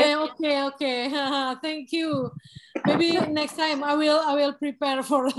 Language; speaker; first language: English; non-native, learner; Indonesian